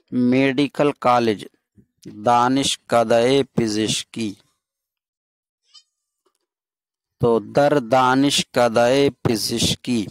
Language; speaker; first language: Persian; non-native, fluent; Urdu